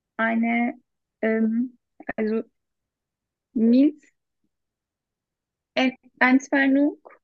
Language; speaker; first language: German; non-native, learner; Turkish